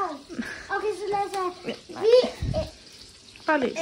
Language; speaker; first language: Danish; native; Danish